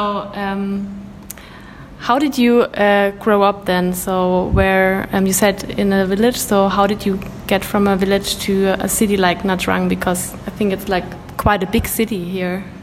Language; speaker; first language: English; non-native, fluent; German